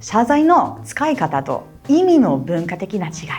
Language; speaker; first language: Japanese; non-native, fluent; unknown